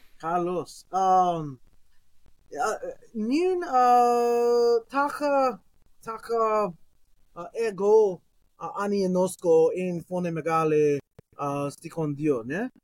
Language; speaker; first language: Greek; non-native, learner; English